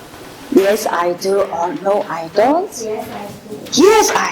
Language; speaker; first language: English; non-native, learner; Mongolian